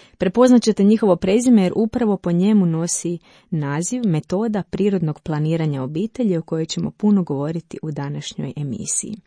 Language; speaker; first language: Croatian; native; Croatian